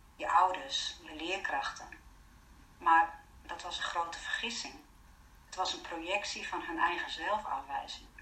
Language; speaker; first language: Dutch; non-native, fluent; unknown